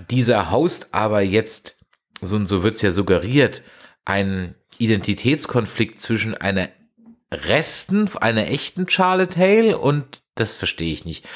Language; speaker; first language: German; native; German